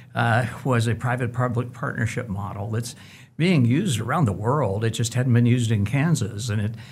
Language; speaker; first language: English; native; English